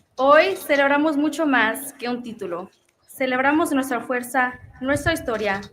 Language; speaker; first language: Spanish; early bilingual, heritage; Spanish